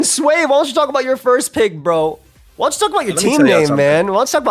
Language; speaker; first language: English; native; English